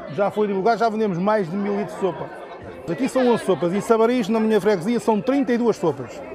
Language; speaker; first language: Portuguese; native; Portuguese